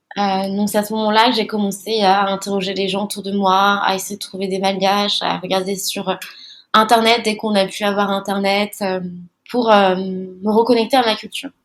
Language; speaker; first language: French; early bilingual, other home language; Malagasy